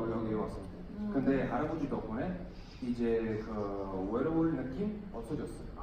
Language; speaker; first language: Korean; non-native, learner; Bulgarian